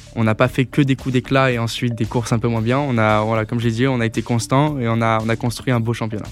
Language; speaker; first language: French; native; French